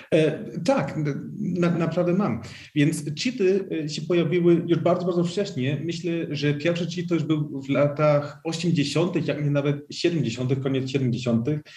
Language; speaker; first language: Polish; early bilingual, heritage; Polish